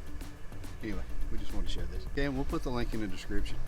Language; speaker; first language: English; native; English